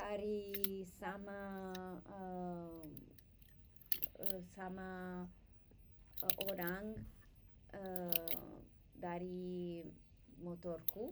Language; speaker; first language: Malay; non-native, learner; English